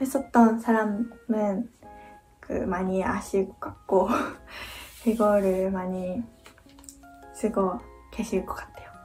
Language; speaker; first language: Korean; non-native, fluent; Japanese